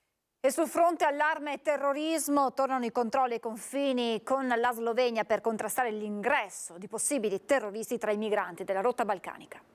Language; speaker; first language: Italian; native; Italian